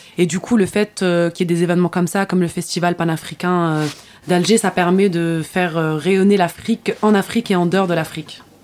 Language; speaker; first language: French; native; French